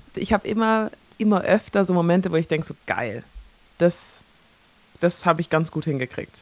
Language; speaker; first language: German; early bilingual, other home language; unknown